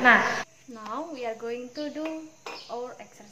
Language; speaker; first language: English; non-native, learner; Indonesian